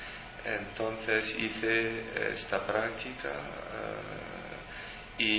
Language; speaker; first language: Spanish; non-native, fluent; French